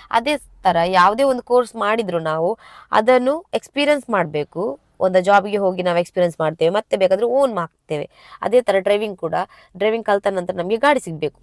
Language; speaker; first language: Kannada; non-native, local second language; Tulu